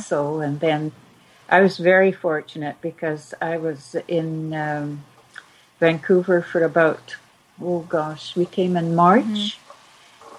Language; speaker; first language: English; native; English